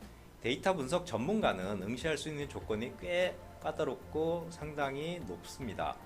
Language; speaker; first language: Korean; native; Korean